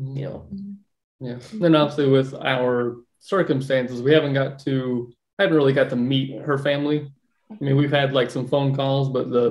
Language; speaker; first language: English; native; English